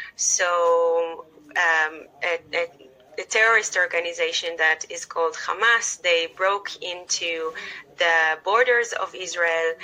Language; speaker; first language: English; non-native, fluent; Hebrew